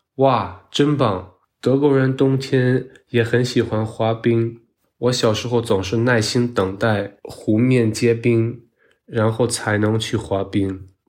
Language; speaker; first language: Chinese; non-native, fluent; German